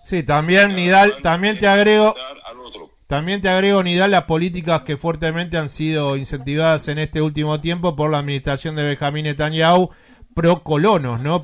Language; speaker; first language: Spanish; native; Spanish